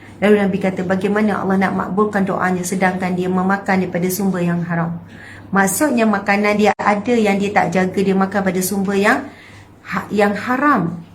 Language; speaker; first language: Malay; native; Malay